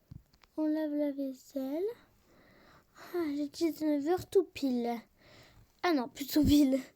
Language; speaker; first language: French; native; French